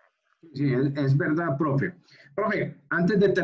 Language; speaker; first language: Spanish; native; Spanish